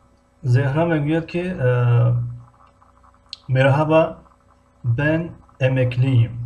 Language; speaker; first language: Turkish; non-native, fluent; Tajik